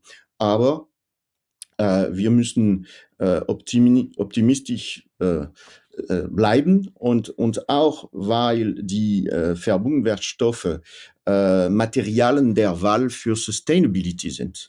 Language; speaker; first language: German; non-native, fluent; French